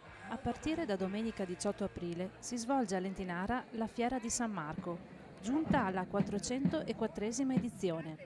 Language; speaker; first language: Italian; native; Italian